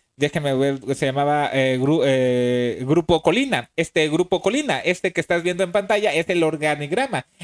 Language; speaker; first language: Spanish; native; Spanish